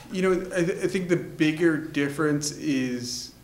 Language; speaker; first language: English; native; English